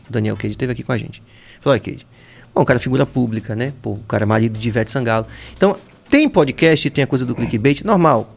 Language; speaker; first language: Portuguese; native; Portuguese